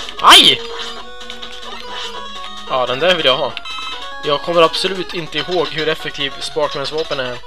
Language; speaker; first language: Swedish; native; Swedish